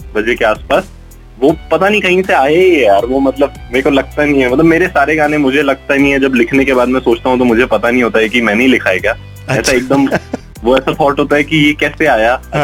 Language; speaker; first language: Hindi; native; Hindi